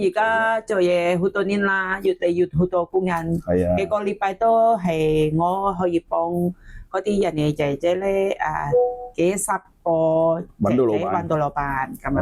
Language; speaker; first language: Cantonese; non-native, fluent; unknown